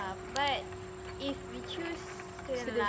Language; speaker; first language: English; non-native, fluent; Malay